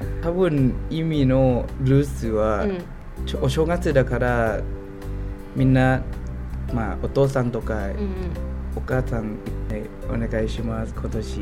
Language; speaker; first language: Japanese; non-native, learner; Thai